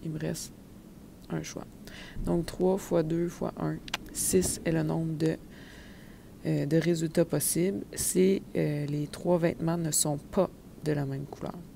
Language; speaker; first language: French; native; French